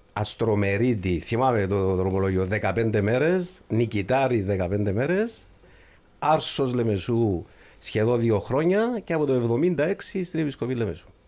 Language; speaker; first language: Greek; native; Greek